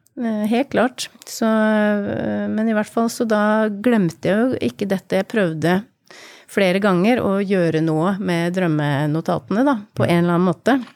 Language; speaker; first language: Norwegian; native; Norwegian